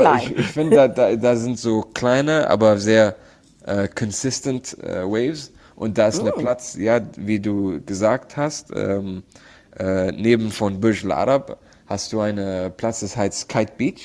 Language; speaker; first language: German; non-native, learner; Arabic